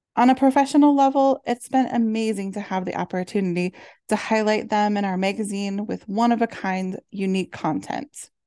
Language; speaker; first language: English; native; English